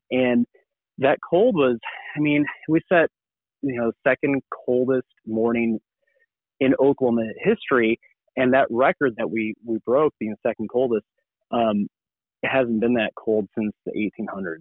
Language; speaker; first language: English; native; English